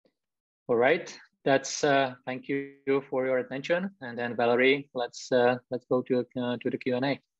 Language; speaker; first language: English; non-native, fluent; Czech